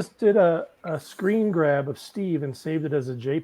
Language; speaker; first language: English; native; English